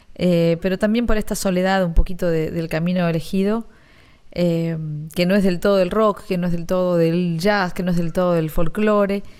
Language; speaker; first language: Spanish; native; Spanish